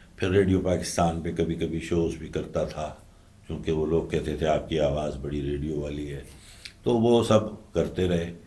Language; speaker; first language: Urdu; native; Urdu